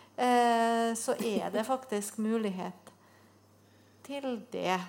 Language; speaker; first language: Norwegian; non-native, fluent; Bosnian